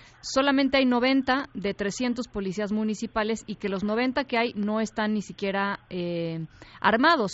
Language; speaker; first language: Spanish; native; Spanish